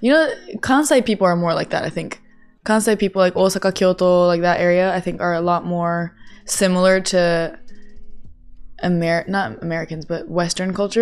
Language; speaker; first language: English; early bilingual, other home language; Japanese